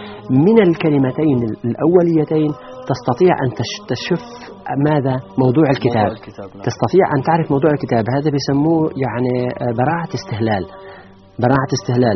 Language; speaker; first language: Arabic; native; Arabic